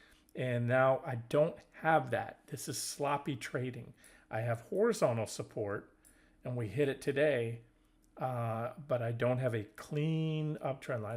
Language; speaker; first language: English; native; English